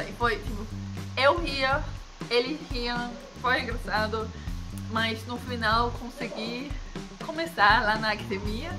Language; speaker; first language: Portuguese; non-native, fluent; Danish